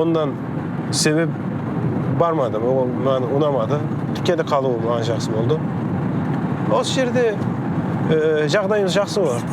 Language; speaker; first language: Kazakh; early bilingual, heritage; Kazakh